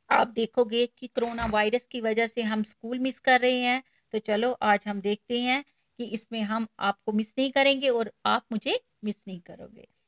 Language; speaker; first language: Hindi; native; Hindi